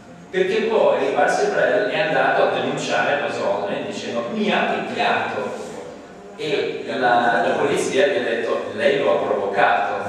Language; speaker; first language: Italian; native; Italian